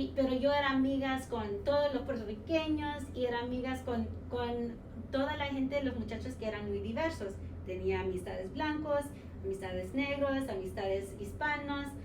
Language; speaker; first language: Spanish; early bilingual, heritage; Spanish